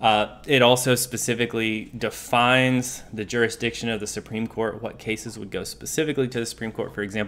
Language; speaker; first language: English; native; English